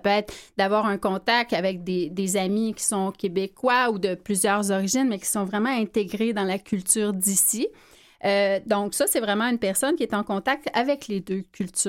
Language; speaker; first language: French; native; French